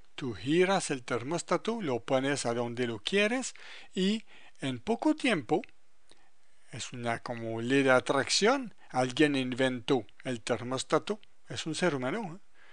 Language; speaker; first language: Spanish; non-native, fluent; French